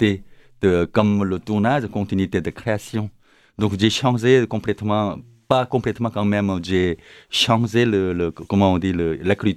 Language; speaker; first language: French; non-native, learner; Korean